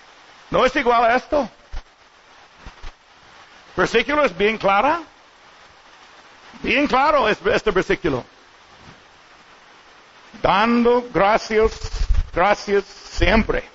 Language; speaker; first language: Spanish; non-native, learner; English